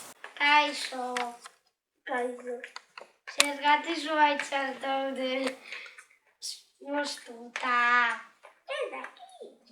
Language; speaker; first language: Basque; non-native, local second language; Spanish